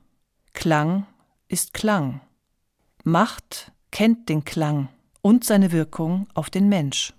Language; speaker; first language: German; native; German